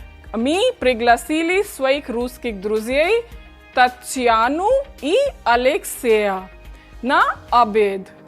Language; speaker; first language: Russian; non-native, fluent; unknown